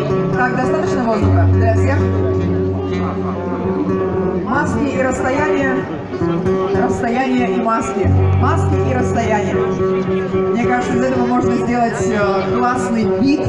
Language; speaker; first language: Russian; native; Russian